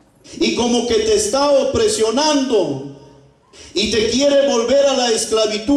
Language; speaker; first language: Spanish; native; Spanish